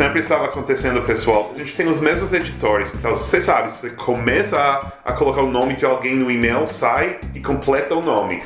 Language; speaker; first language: Portuguese; non-native, fluent; English